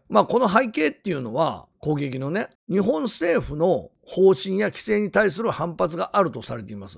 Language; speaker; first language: Japanese; native; Japanese